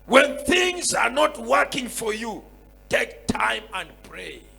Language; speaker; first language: English; non-native, local second language; Swahili